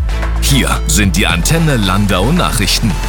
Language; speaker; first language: German; native; German